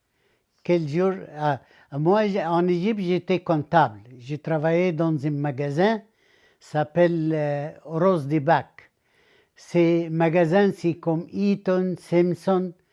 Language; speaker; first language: French; non-native, learner; Arabic